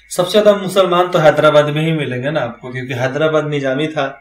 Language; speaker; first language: Hindi; native; Hindi